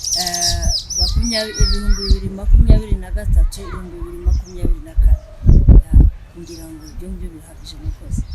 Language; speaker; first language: Kinyarwanda; native; Kinyarwanda